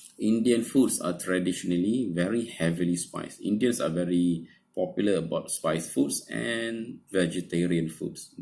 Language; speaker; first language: English; non-native, local second language; Malay